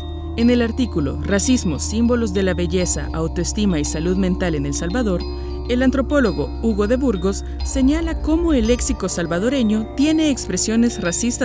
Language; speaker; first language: Spanish; native; Spanish